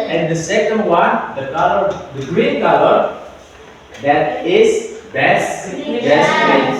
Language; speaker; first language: English; non-native, learner; Indonesian